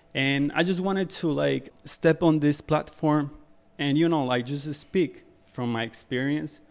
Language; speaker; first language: English; early bilingual, other home language; Spanish